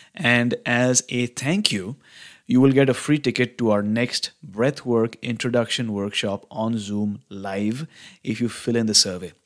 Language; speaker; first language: English; non-native, local second language; Hindi